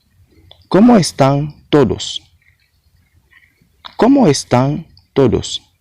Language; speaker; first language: Spanish; non-native, learner; Haitian Creole